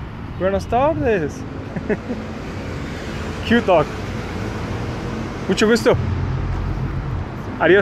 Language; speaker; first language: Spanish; non-native, learner; German